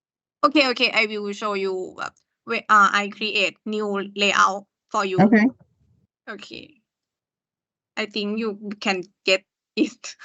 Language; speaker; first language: English; non-native, learner; Thai